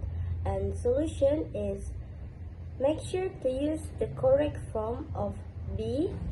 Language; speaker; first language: English; non-native, learner; Indonesian